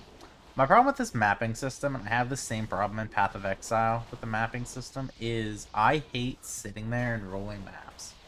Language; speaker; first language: English; native; English